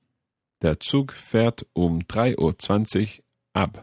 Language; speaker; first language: German; non-native, learner; English